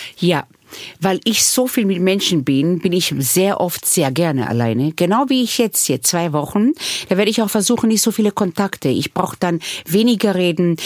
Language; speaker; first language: German; early bilingual, other home language; Hebrew